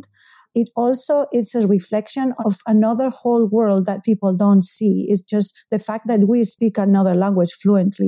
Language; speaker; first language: English; non-native, fluent; Spanish